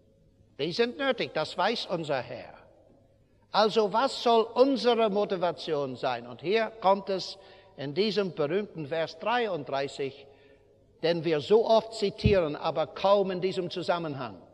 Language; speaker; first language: German; non-native, fluent; English